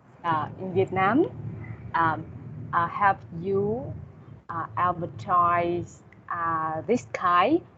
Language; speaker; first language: English; non-native, learner; Vietnamese